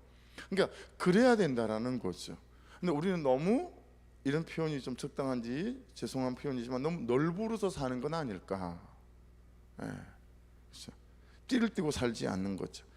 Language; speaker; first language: Korean; native; Korean